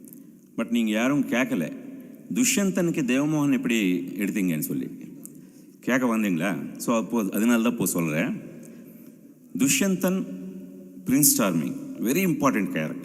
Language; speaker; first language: Tamil; non-native, fluent; Telugu